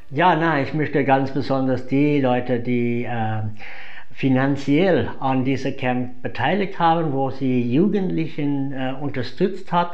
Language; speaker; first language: German; non-native, fluent; English